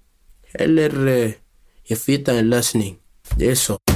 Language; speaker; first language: Swedish; non-native, local second language; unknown